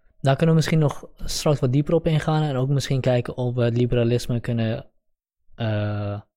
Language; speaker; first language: Dutch; early bilingual, other home language; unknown